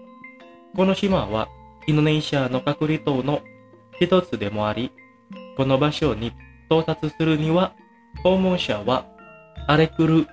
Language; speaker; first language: Japanese; non-native, fluent; Indonesian